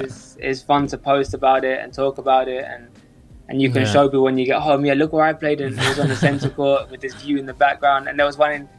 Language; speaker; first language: English; native; English